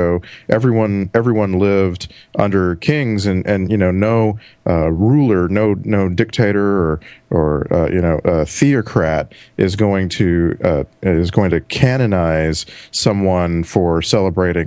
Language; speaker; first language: English; native; English